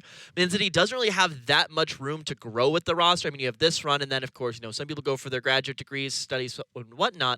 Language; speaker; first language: English; native; English